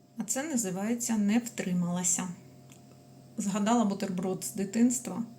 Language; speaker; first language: Ukrainian; native; Ukrainian